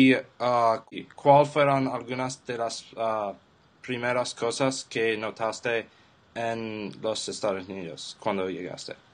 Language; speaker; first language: Spanish; non-native, learner; English